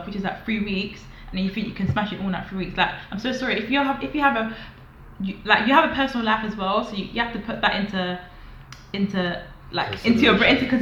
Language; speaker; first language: English; native; English